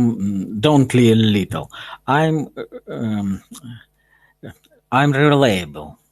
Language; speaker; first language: English; non-native, learner; Russian